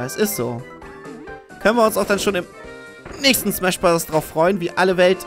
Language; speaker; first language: German; native; German